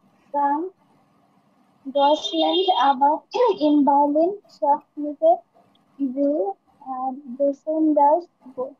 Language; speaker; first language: German; non-native, learner; Bangla